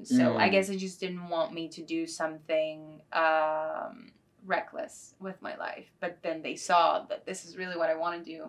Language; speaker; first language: English; non-native, fluent; Spanish